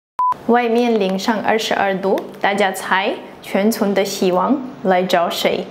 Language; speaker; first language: Chinese; non-native, fluent; Russian